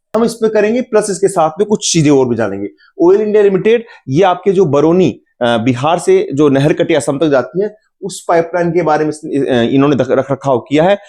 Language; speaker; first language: Hindi; native; Hindi